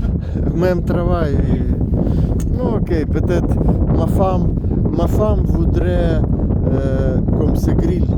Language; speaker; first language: French; non-native, learner; Russian